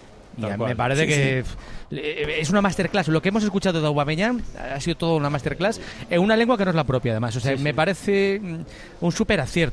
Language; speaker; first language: Spanish; native; Spanish